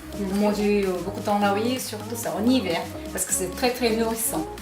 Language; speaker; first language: French; non-native, learner; Korean